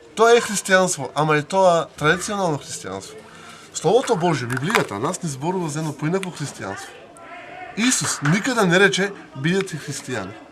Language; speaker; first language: Macedonian; non-native, local second language; Romany